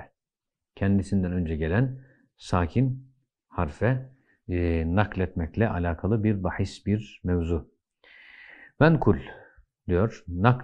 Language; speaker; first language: Turkish; native; Turkish